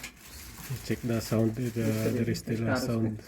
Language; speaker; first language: English; non-native, learner; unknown